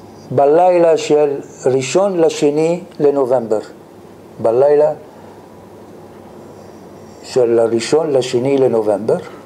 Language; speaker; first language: Hebrew; non-native, fluent; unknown